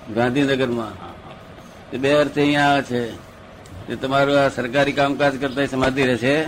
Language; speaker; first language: Gujarati; native; Gujarati